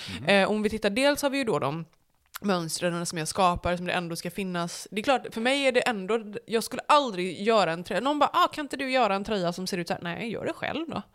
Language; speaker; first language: Swedish; native; Swedish